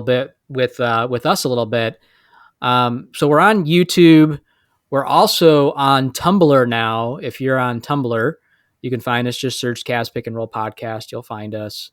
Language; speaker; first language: English; native; English